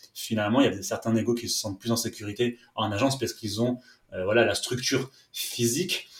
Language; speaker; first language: French; native; French